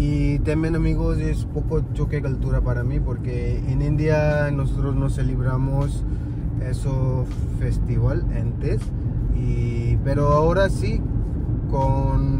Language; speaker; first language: Spanish; non-native, learner; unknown